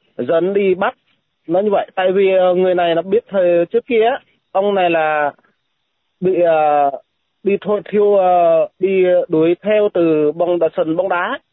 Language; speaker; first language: Vietnamese; non-native, local second language; Jarai